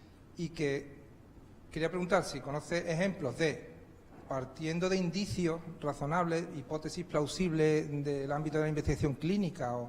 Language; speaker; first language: Spanish; native; Spanish